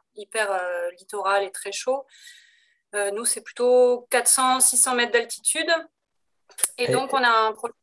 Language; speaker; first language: French; native; French